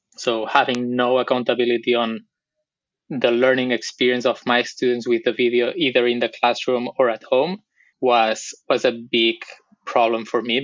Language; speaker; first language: English; non-native, fluent; Spanish